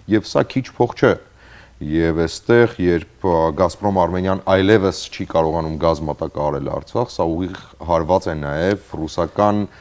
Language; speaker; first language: Armenian; native; Armenian